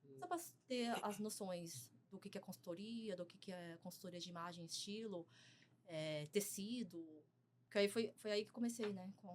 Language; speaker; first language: Portuguese; early bilingual, other home language; Chinese